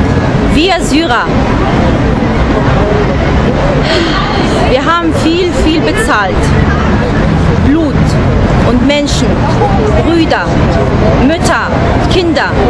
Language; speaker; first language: German; non-native, fluent; Arabic